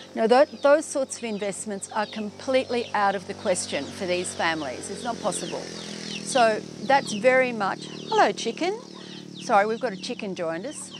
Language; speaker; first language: English; native; English